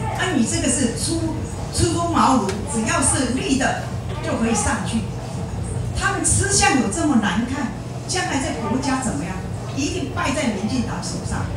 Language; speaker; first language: Chinese; non-native, local second language; Hakka Chinese